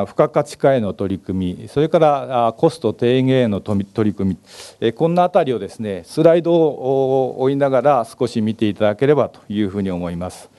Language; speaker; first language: Japanese; native; Japanese